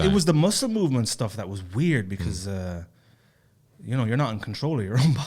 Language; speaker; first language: English; native; English